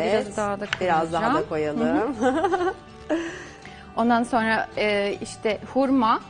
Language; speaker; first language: Turkish; non-native, fluent; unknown